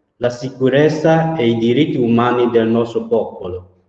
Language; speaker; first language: Italian; non-native, fluent; Burmese